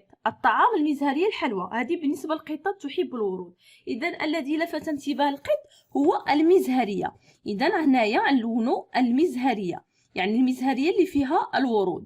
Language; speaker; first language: Arabic; native; Arabic